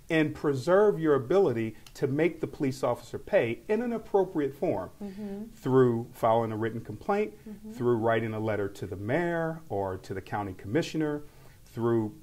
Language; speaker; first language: English; native; English